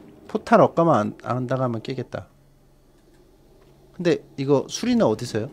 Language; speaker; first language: Korean; native; Korean